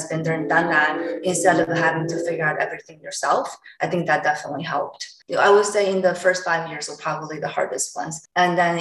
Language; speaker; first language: English; non-native, fluent; Chinese